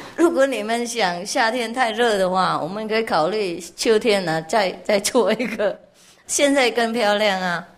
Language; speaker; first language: Chinese; non-native, fluent; Vietnamese